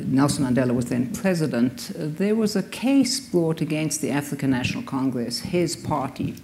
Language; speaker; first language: English; native; English